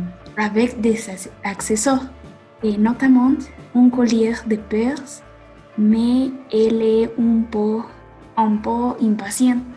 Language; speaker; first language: French; non-native, learner; Spanish